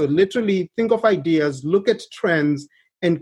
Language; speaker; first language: English; non-native, local second language; Shona